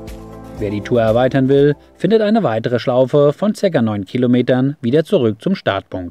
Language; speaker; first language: German; native; German